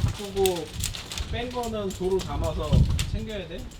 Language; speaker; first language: Korean; native; Korean